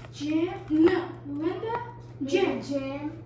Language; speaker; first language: English; non-native, learner; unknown